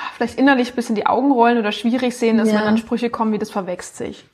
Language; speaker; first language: German; native; German